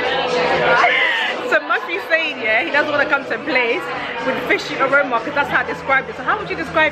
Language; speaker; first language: English; early bilingual, other home language; Lingala